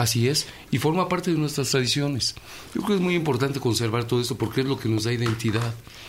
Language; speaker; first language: Spanish; native; Spanish